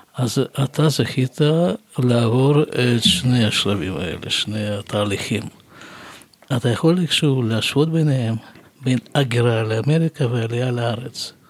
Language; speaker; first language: Hebrew; non-native, fluent; Russian